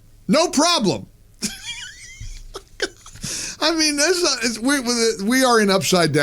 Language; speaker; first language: English; native; English